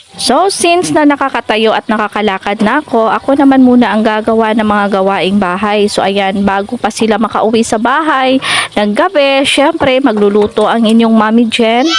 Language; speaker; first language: Filipino; non-native, local second language; Cebuano